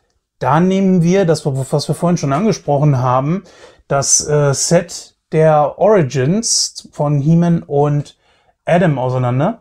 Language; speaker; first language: German; native; German